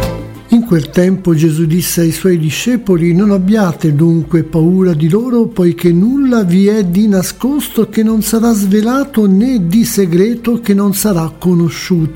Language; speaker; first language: Italian; native; Italian